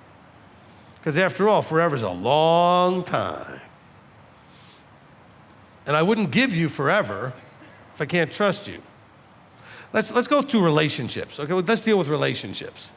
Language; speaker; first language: English; native; English